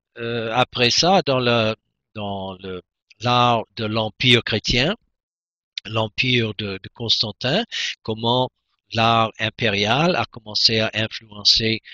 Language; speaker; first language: French; non-native, fluent; English